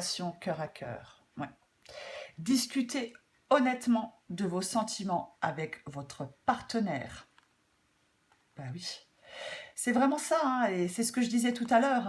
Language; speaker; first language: French; native; French